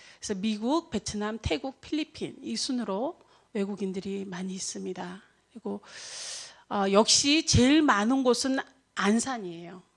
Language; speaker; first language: Korean; native; Korean